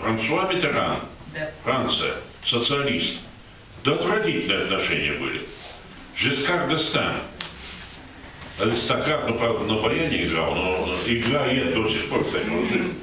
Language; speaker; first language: Russian; native; Russian